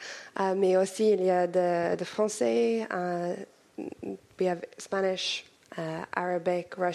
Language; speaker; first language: French; non-native, learner; English